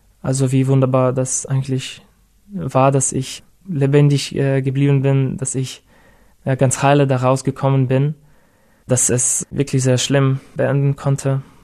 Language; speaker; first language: German; non-native, fluent; Russian